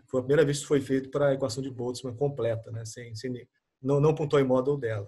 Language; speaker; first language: Portuguese; native; Portuguese